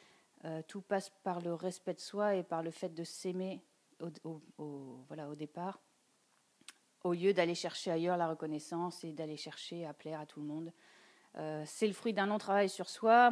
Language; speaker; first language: French; native; French